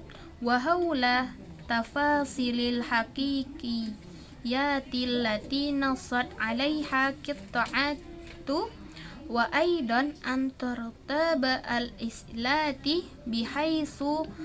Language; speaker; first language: Arabic; non-native, learner; Indonesian